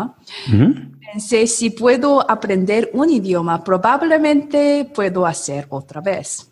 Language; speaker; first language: Spanish; non-native, learner; Korean